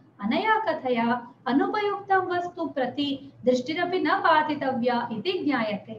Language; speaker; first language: Hindi; native; Hindi